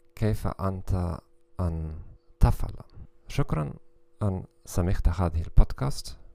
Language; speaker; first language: Arabic; non-native, learner; German